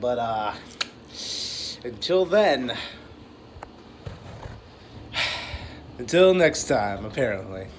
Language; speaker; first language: English; native; English